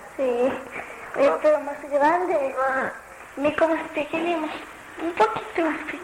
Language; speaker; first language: Spanish; non-native, learner; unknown